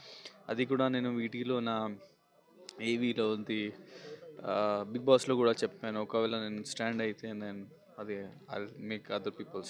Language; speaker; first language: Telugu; non-native, local second language; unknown